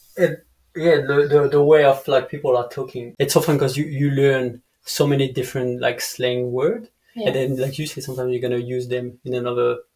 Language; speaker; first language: English; non-native, fluent; French